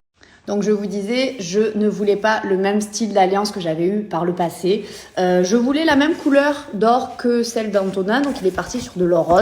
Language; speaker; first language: French; native; French